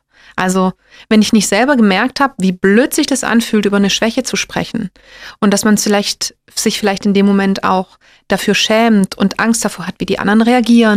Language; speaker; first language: German; native; German